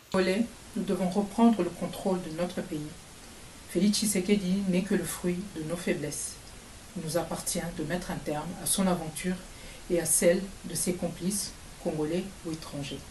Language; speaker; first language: French; non-native, local second language; Lingala